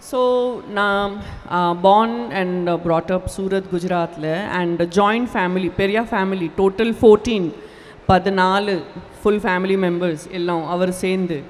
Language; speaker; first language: Tamil; non-native, local second language; Gujarati